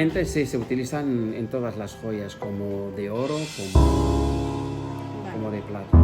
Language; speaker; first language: Spanish; non-native, fluent; Arabic